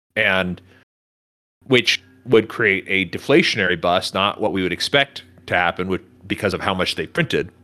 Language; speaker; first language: English; native; English